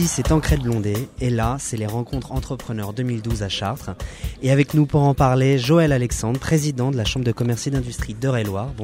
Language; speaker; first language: French; native; French